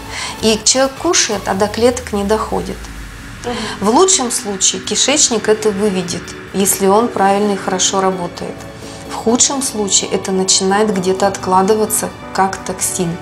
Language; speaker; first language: Russian; native; Russian